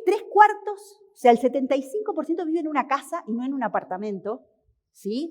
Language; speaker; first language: Spanish; native; Spanish